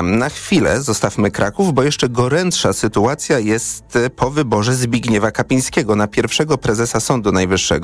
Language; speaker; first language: Polish; native; Polish